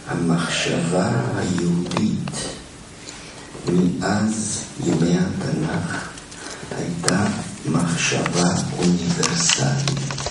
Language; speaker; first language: Hebrew; non-native, fluent; German